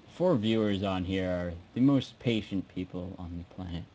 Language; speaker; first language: English; native; English